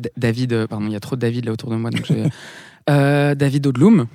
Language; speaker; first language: French; native; French